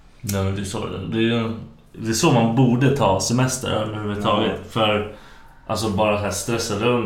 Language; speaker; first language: Swedish; native; Swedish